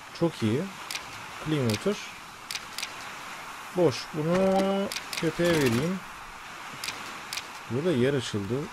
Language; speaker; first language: Turkish; native; Turkish